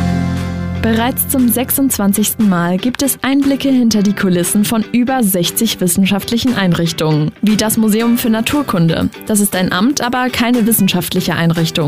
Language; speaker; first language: German; native; German